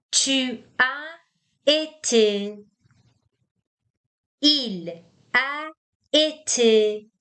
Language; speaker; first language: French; non-native, fluent; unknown